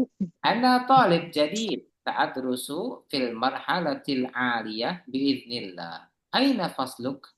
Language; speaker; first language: Arabic; non-native, learner; Indonesian